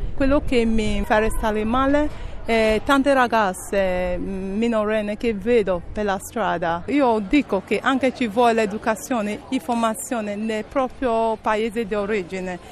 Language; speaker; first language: Italian; non-native, fluent; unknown